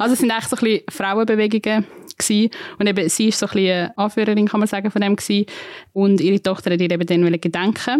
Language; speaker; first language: German; native; German